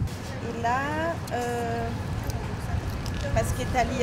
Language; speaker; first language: French; non-native, learner; Portuguese